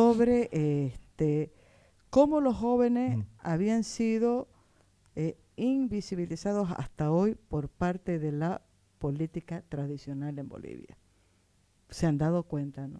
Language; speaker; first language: Spanish; native; Spanish